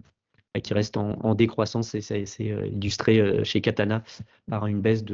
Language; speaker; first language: French; native; French